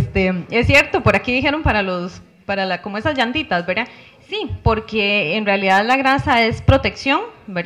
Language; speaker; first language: Spanish; native; Spanish